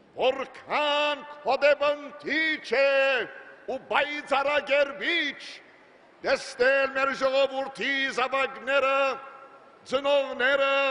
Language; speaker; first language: Armenian; native; Armenian